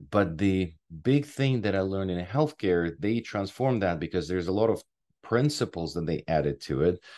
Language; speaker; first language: English; non-native, fluent; Ukrainian